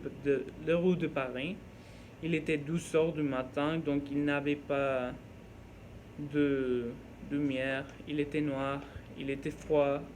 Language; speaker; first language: French; non-native, learner; Norwegian